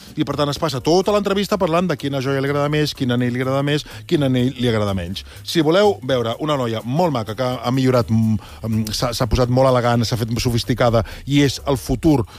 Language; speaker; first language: Catalan; native; Catalan